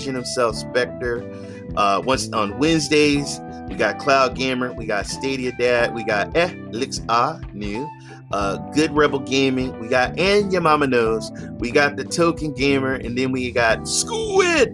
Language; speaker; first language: English; native; English